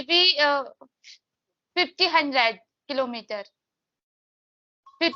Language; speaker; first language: English; non-native, learner; Hindi